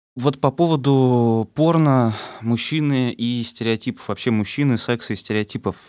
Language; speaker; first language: Russian; native; Russian